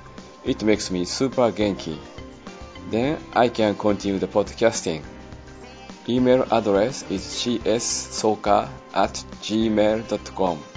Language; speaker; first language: English; non-native, learner; Japanese